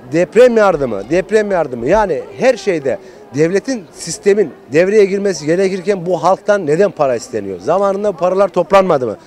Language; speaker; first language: Turkish; native; Turkish